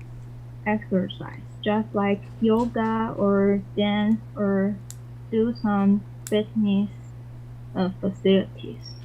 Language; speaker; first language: English; non-native, learner; Chinese